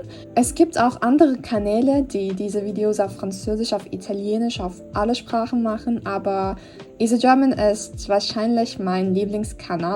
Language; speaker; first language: German; non-native, fluent; Turkish